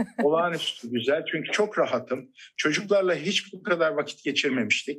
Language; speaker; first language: Turkish; native; Turkish